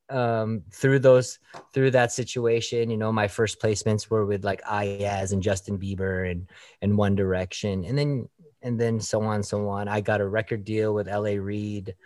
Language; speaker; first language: English; early bilingual, other home language; Filipino